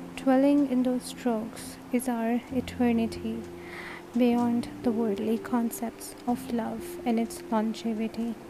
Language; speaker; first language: English; non-native, fluent; Turkish